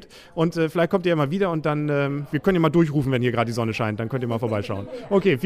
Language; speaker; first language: German; native; German